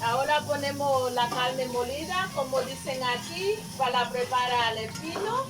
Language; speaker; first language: Spanish; non-native, local second language; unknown